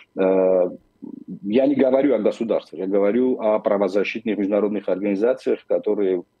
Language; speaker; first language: Russian; non-native, local second language; Armenian